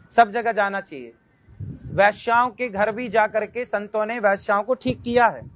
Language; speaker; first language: Hindi; native; Hindi